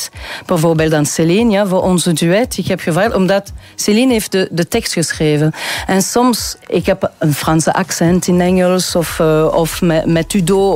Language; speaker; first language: Dutch; non-native, local second language; French